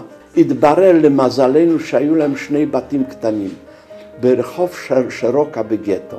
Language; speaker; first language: Hebrew; non-native, fluent; Polish